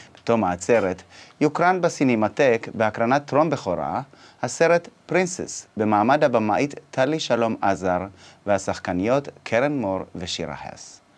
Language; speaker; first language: Hebrew; native; Hebrew